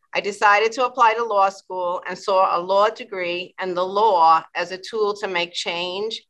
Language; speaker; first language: English; native; English